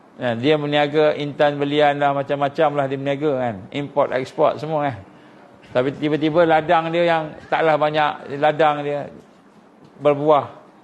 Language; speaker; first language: Malay; native; Malay